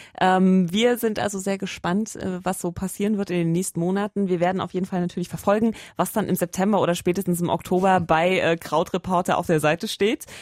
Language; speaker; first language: German; native; German